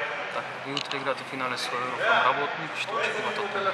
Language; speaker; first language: Macedonian; native; Macedonian